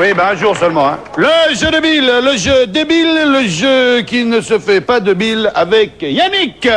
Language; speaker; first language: French; native; French